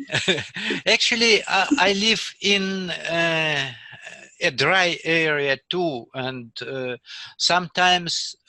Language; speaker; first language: English; non-native, learner; Russian